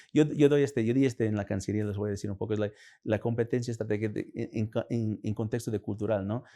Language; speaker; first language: Spanish; early bilingual, heritage; Spanish